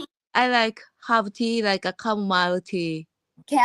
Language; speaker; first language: English; non-native, learner; Japanese